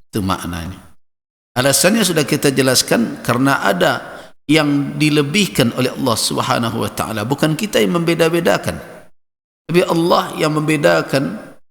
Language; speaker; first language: Malay; non-native, local second language; Minangkabau